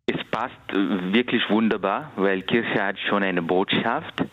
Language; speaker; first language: German; non-native, fluent; Kannada